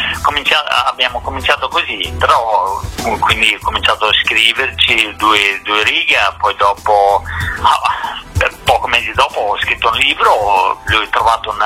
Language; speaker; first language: Italian; non-native, fluent; English